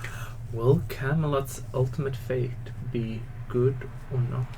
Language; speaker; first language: English; non-native, fluent; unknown